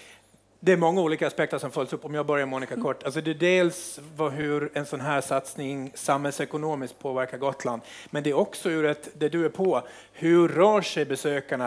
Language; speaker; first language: Swedish; native; Swedish